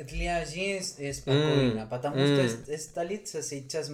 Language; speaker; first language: Russian; non-native, learner; Spanish